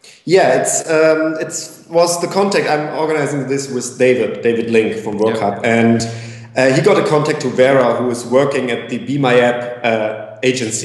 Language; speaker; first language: English; non-native, fluent; German